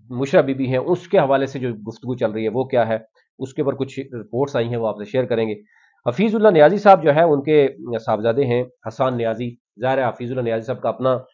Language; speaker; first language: Urdu; non-native, local second language; Punjabi